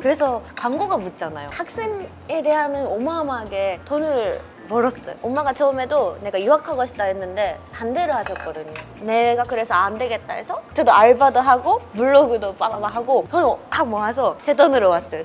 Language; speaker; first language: Korean; non-native, fluent; Japanese